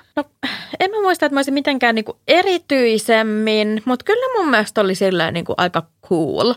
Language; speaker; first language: Finnish; early bilingual, heritage; Finnish